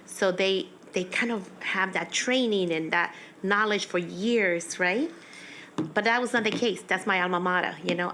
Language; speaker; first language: English; early bilingual, other home language; Spanish